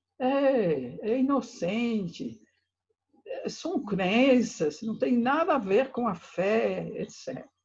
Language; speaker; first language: Portuguese; non-native, fluent; French